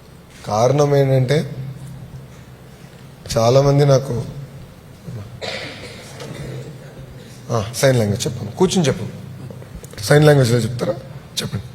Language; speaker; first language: Telugu; native; Telugu